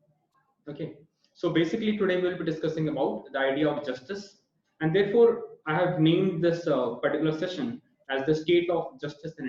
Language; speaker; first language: English; non-native, local second language; Hindi